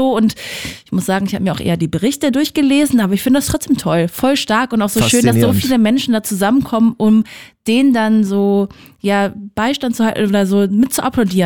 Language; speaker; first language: German; native; German